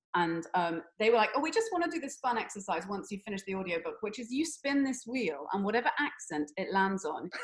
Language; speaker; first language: English; native; English